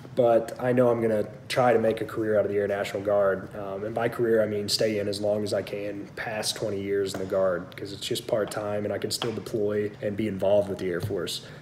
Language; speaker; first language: English; native; English